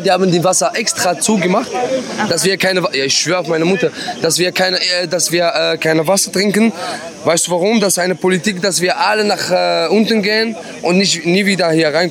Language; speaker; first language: German; non-native, learner; Arabic